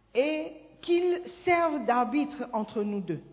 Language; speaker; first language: French; non-native, fluent; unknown